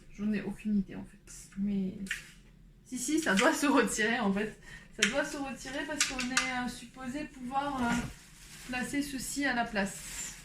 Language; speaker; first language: French; early bilingual, other home language; Polish